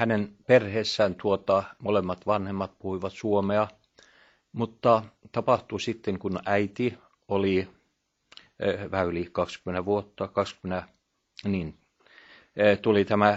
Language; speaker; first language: Finnish; early bilingual, heritage; Norwegian